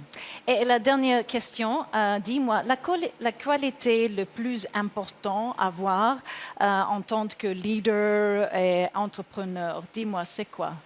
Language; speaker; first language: French; non-native, learner; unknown